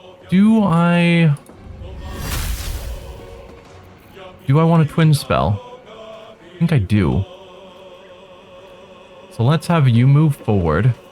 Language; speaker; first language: English; native; English